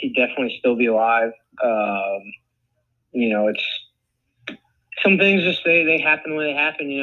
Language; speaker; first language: English; native; English